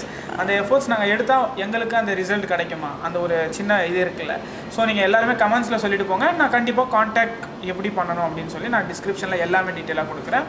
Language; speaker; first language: Tamil; native; Tamil